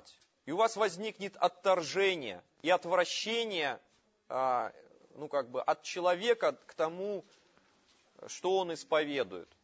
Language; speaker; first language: Russian; native; Russian